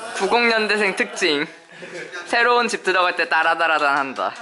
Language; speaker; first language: Korean; native; Korean